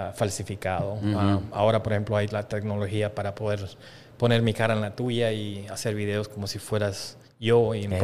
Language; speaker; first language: Spanish; native; Spanish